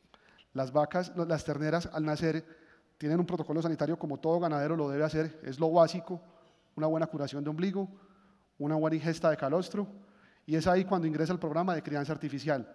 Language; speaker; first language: Spanish; native; Spanish